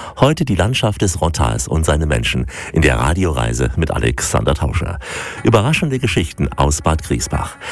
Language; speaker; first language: German; native; German